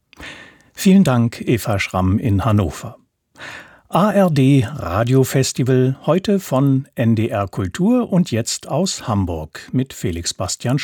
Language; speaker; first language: German; native; German